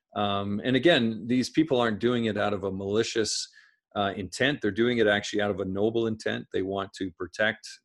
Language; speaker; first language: English; native; English